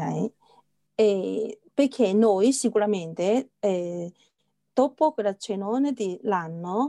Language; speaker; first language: Italian; non-native, learner; Chinese